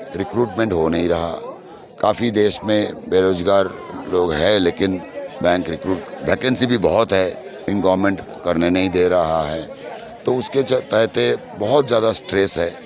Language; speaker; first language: Hindi; non-native, local second language; Bangla